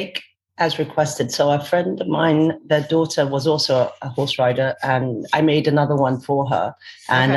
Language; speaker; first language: English; non-native, local second language; Cantonese